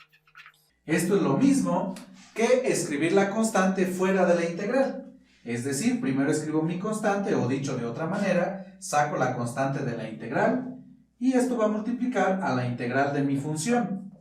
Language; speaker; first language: Spanish; native; Spanish